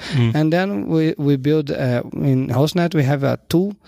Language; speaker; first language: English; non-native, learner; Portuguese